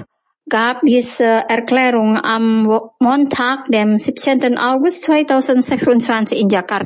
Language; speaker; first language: German; non-native, fluent; Indonesian